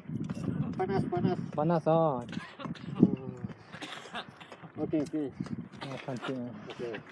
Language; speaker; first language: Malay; non-native, local second language; Javanese